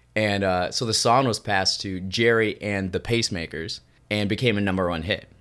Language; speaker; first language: English; native; English